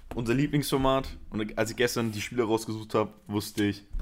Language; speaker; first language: German; early bilingual, other home language; Spanish